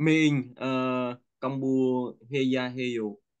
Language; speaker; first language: Korean; non-native, learner; Vietnamese